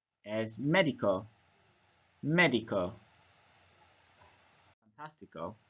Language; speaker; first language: Spanish; non-native, learner; English